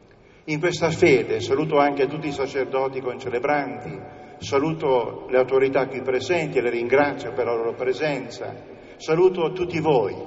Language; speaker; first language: Italian; native; Italian